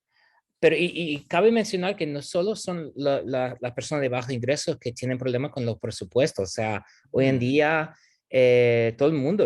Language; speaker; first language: Spanish; non-native, fluent; English